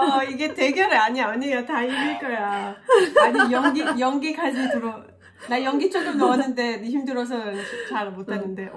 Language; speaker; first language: Korean; non-native, fluent; French